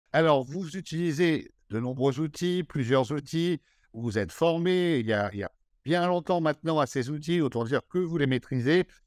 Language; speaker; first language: French; native; French